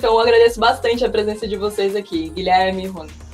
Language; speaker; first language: Portuguese; native; Portuguese